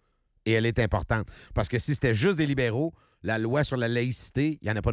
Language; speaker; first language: French; native; French